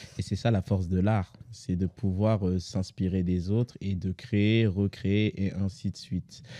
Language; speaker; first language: French; native; French